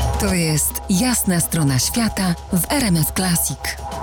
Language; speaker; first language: Polish; native; Polish